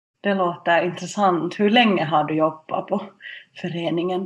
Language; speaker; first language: Swedish; non-native, local second language; Finnish